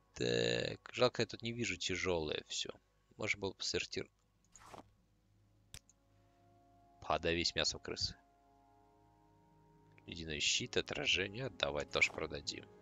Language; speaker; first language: Russian; native; Russian